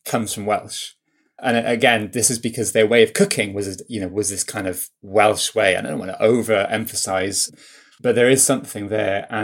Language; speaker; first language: English; non-native, local second language; Welsh